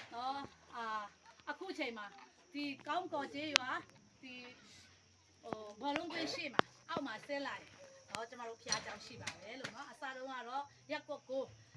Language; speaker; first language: Burmese; non-native, local second language; Mizo